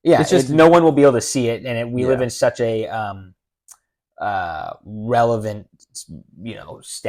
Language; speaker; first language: English; native; English